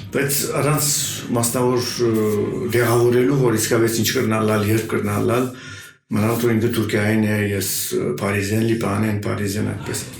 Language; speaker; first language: Armenian; early bilingual, heritage; Armenian